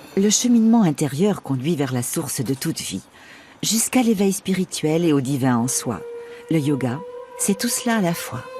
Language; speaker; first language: French; native; French